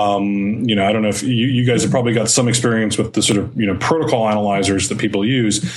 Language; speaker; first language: English; native; English